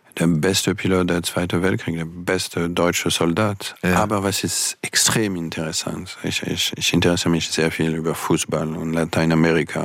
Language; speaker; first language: German; non-native, fluent; French